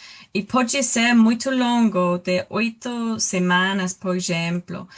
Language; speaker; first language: Portuguese; non-native, learner; English